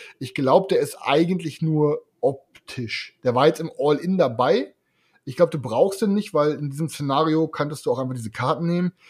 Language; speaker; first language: German; native; German